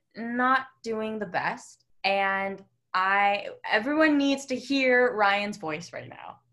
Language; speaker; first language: English; native; English